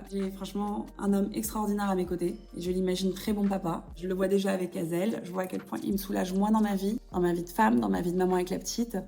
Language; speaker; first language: French; native; French